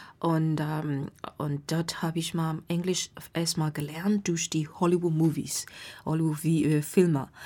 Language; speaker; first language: German; non-native, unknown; Burmese